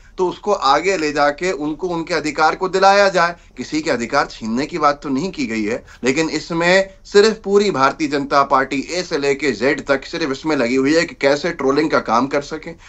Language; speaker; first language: Hindi; native; Hindi